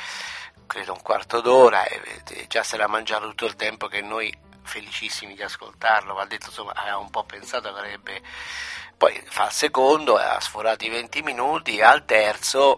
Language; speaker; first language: Italian; native; Italian